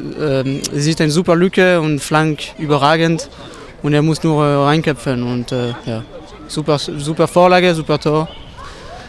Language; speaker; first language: German; non-native, fluent; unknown